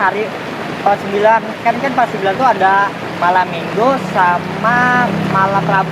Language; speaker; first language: Indonesian; native; Indonesian